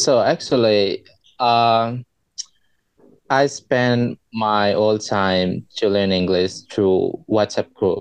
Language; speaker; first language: English; non-native, learner; Indonesian